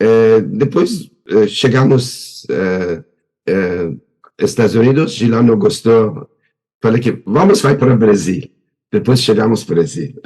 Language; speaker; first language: Portuguese; non-native, learner; Persian